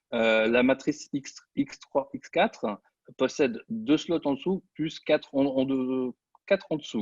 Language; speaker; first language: French; native; French